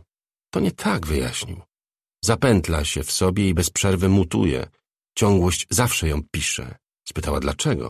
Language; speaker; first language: Polish; native; Polish